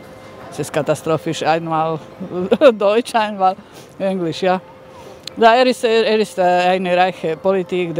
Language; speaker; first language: German; non-native, learner; Slovak